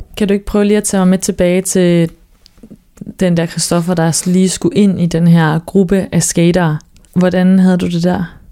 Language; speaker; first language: Danish; native; Danish